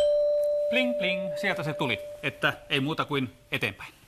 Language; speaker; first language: Finnish; native; Finnish